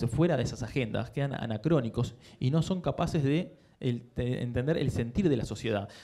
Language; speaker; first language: Spanish; native; Spanish